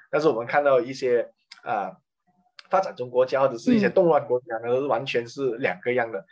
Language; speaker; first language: Chinese; native; Chinese